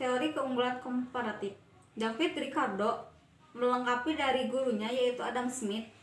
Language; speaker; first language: Indonesian; native; Indonesian